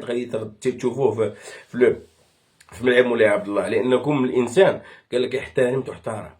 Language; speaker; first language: Arabic; native; Arabic